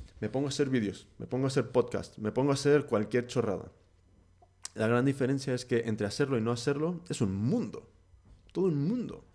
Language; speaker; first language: Spanish; early bilingual, heritage; Spanish